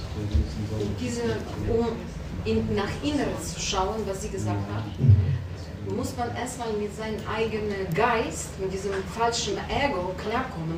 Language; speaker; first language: German; non-native, learner; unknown